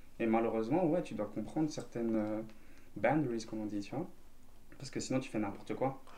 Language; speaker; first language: French; native; French